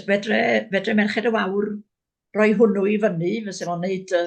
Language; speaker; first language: Welsh; native; Welsh